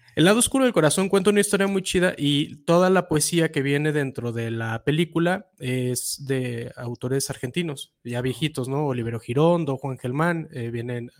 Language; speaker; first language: Spanish; native; Spanish